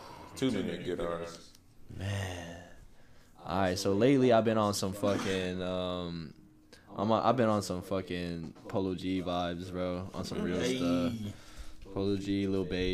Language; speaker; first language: English; native; English